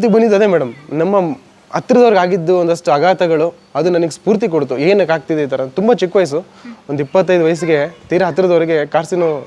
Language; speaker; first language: Kannada; native; Kannada